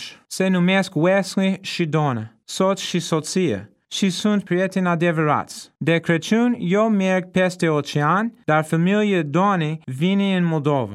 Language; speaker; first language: Romanian; non-native, fluent; English